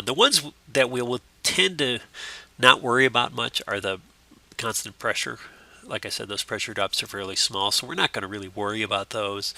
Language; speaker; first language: English; native; English